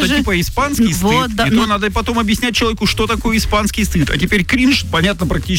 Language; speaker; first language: Russian; native; Russian